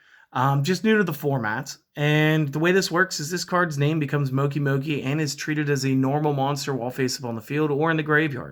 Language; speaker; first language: English; native; English